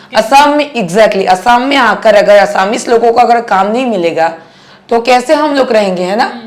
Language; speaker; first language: Hindi; non-native, local second language; Assamese